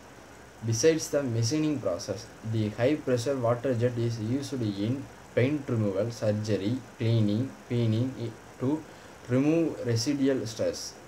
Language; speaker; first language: English; non-native, local second language; Tamil